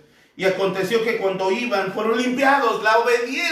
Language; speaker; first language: Spanish; native; Spanish